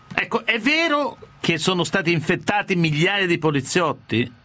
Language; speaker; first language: Italian; native; Italian